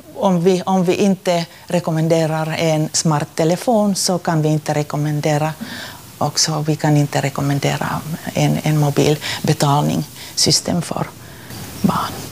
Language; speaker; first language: Swedish; non-native, local second language; Finnish